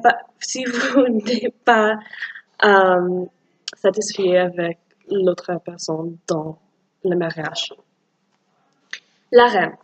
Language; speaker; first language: French; non-native, learner; English